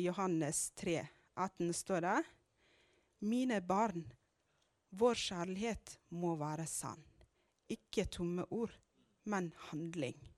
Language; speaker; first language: Norwegian; non-native, fluent; Amharic